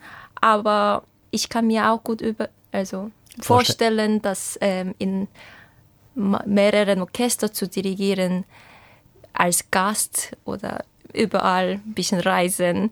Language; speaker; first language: German; non-native, fluent; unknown